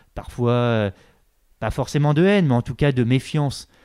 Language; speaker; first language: French; native; French